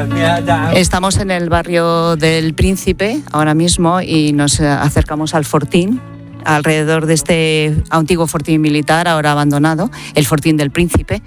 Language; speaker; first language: Spanish; native; Spanish